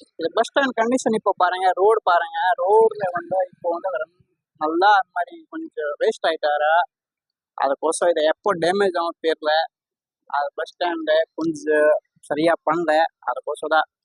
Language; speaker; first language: Tamil; non-native, learner; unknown